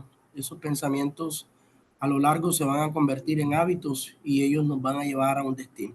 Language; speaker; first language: Spanish; native; Spanish